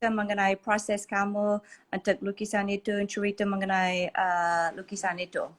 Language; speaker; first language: Indonesian; non-native, fluent; English